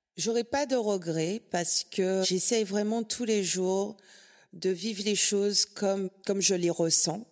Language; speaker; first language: French; native; French